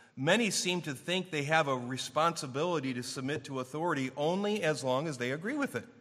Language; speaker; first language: English; native; English